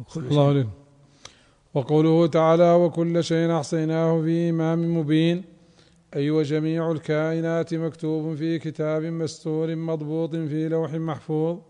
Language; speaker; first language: Arabic; native; Arabic